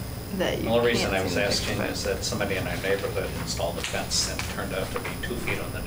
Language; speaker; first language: English; native; English